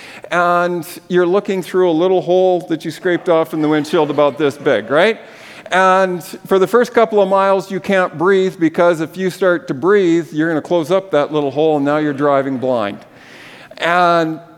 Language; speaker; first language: English; native; English